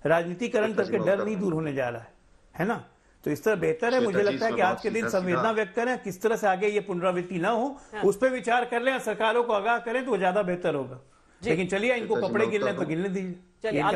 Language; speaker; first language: Hindi; native; Hindi